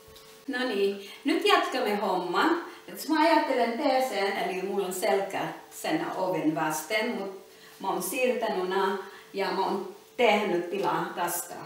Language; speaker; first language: Finnish; non-native, learner; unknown